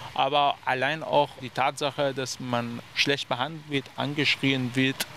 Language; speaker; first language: German; non-native, fluent; Persian